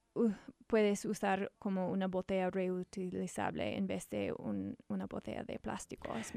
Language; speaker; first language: Spanish; non-native, learner; English